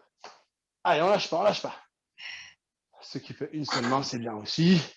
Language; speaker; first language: French; native; French